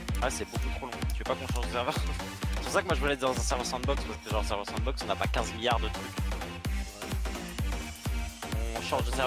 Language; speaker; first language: French; native; French